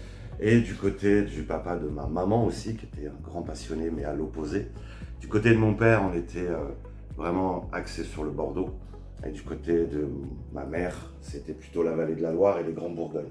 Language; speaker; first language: French; native; French